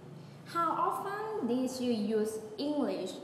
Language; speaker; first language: English; non-native, learner; Thai